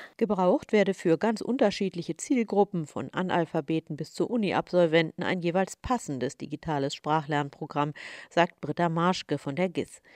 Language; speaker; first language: German; native; German